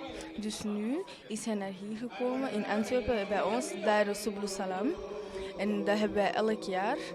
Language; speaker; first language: Dutch; early bilingual, other home language; Wolof